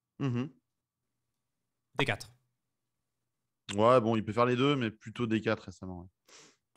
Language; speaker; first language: French; native; French